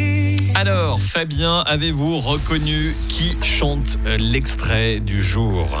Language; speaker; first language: French; native; French